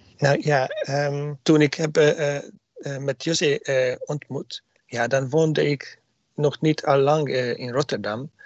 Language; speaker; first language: Dutch; non-native, learner; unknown